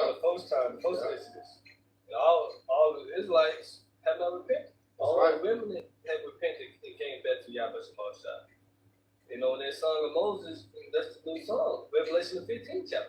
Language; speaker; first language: English; native; English